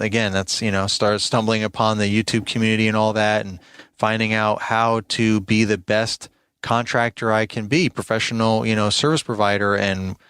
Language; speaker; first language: English; native; English